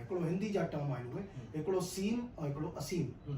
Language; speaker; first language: Sindhi; native; Sindhi